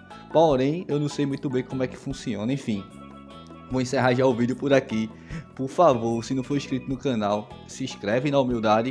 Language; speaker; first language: Portuguese; native; Portuguese